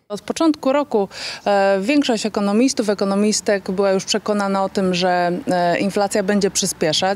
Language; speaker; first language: Polish; native; Polish